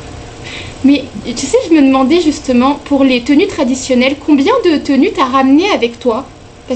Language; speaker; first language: French; native; French